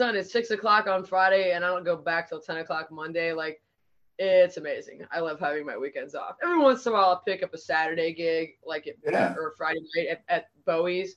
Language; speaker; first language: English; native; English